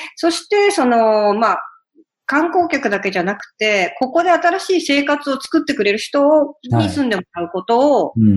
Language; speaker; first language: Japanese; native; Japanese